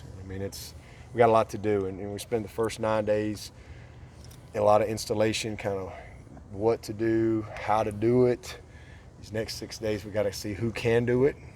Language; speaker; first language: English; native; English